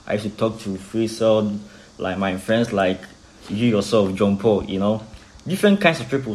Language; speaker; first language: English; non-native, local second language; Akan